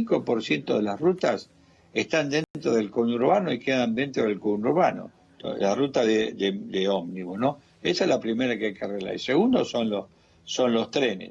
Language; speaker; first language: Spanish; native; Spanish